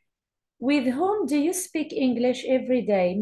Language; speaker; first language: English; non-native, fluent; Arabic